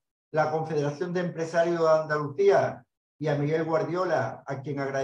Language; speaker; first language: Spanish; native; Spanish